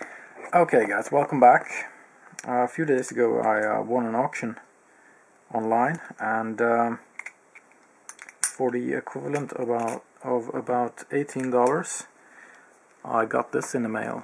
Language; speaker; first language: English; native; English